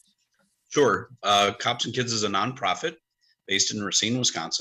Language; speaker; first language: English; native; English